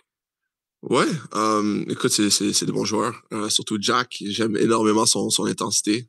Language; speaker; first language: French; native; French